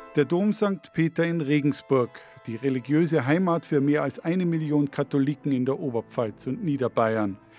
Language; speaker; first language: German; native; German